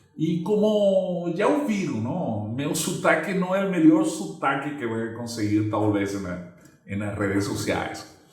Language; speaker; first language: Portuguese; non-native, fluent; Spanish